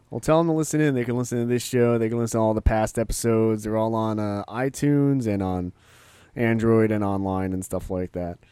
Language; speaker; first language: English; native; English